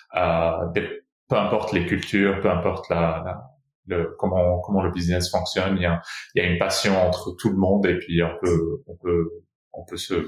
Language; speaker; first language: French; non-native, fluent; Portuguese